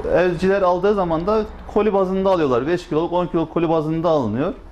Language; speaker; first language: Turkish; native; Turkish